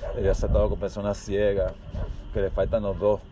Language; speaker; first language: Spanish; early bilingual, heritage; Spanish